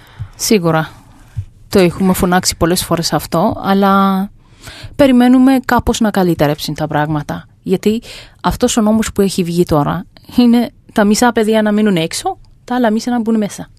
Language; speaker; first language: Greek; non-native, fluent; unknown